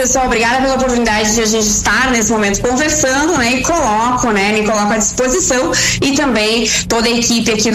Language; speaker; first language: Portuguese; native; Portuguese